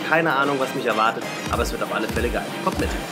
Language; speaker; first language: German; native; German